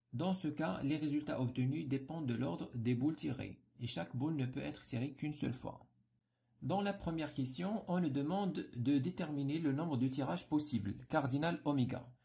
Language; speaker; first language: French; non-native, local second language; Arabic